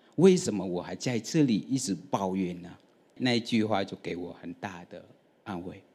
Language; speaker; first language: Chinese; non-native, fluent; Vietnamese